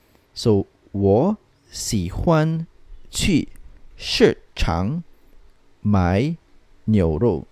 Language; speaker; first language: Chinese; non-native, fluent; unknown